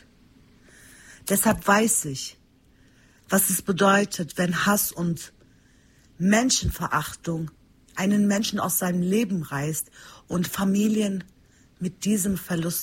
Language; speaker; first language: German; early bilingual, other home language; Turkish